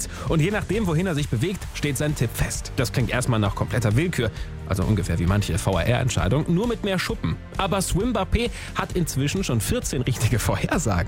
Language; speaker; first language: German; native; German